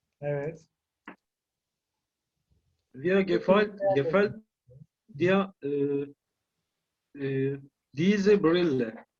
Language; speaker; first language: German; non-native, learner; Turkish